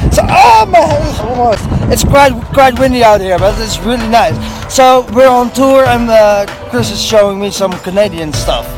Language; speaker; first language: English; non-native, fluent; Dutch